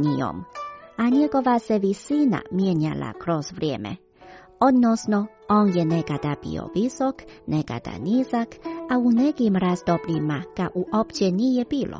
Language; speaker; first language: Croatian; non-native, fluent; Chinese